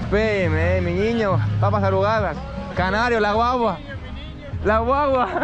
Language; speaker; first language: Spanish; non-native, learner; Greek